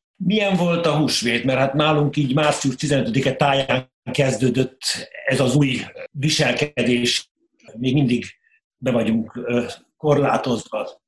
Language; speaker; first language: Hungarian; native; Hungarian